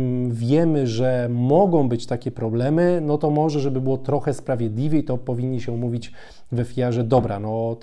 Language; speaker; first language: Polish; native; Polish